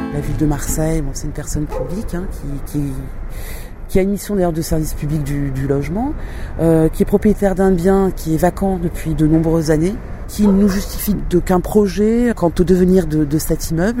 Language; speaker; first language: French; native; French